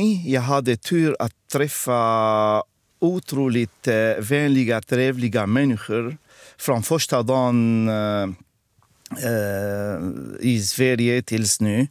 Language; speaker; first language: Swedish; non-native, fluent; Arabic